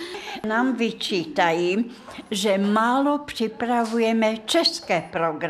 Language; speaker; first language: Czech; non-native, fluent; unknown